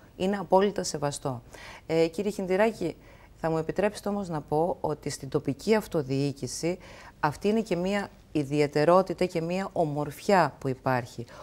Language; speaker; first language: Greek; native; Greek